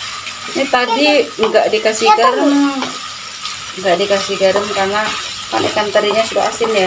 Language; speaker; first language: Indonesian; native; Indonesian